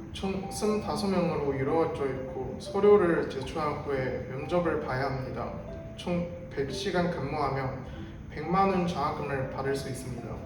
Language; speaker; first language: Korean; non-native, fluent; Chinese